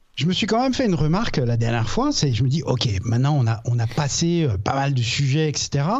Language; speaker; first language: French; native; French